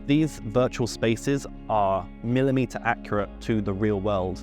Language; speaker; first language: English; native; English